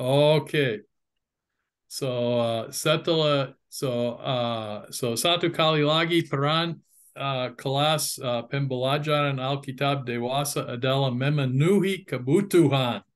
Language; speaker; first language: Indonesian; non-native, fluent; English